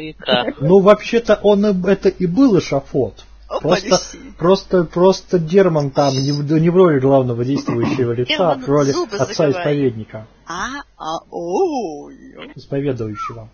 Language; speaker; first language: Russian; native; Russian